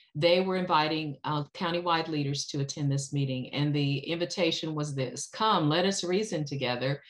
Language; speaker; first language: English; native; English